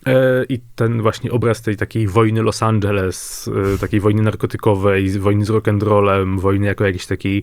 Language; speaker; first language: Polish; native; Polish